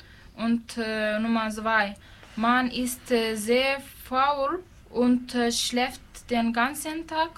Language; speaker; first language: German; non-native, learner; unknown